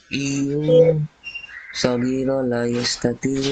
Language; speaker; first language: Arabic; non-native, learner; Bangla